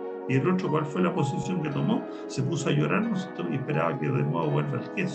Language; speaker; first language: Spanish; native; Spanish